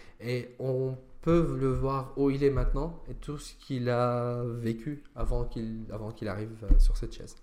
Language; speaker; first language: French; non-native, fluent; Arabic